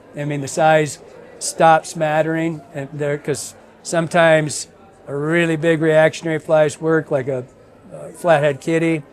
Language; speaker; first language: English; native; English